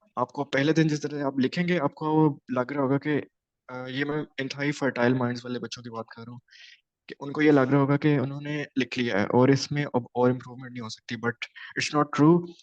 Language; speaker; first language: Urdu; non-native, local second language; Punjabi